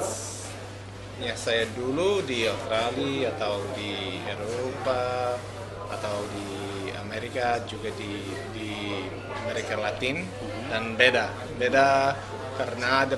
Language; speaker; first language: Indonesian; non-native, learner; English